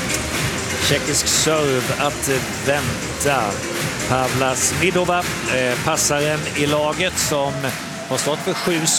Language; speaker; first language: Swedish; native; Swedish